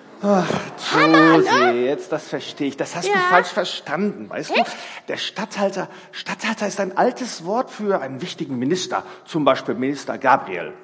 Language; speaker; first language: German; native; German